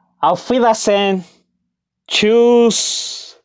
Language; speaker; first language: German; non-native, learner; Spanish